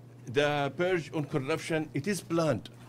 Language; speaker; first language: English; non-native, fluent; Arabic